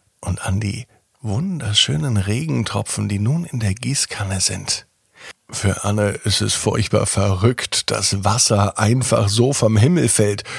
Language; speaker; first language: German; native; German